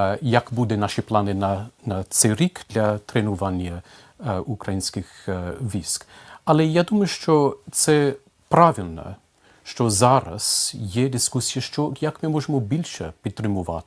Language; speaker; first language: Ukrainian; non-native, fluent; English